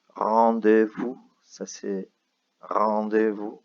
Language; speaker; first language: French; non-native, fluent; Spanish